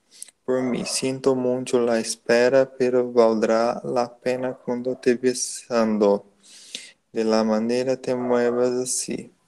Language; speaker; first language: Spanish; non-native, learner; Portuguese